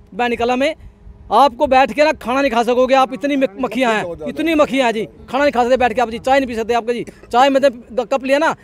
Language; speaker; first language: Hindi; native; Hindi